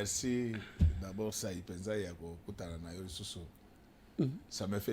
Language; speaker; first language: French; non-native, local second language; Lingala